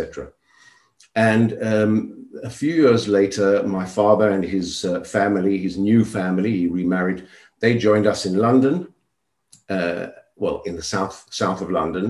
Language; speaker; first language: English; native; English